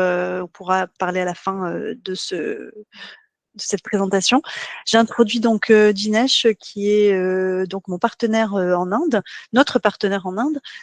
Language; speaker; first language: French; native; French